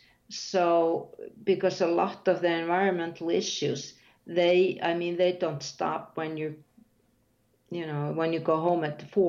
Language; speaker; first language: English; non-native, fluent; Icelandic